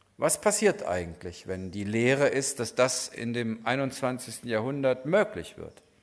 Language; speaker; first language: German; native; German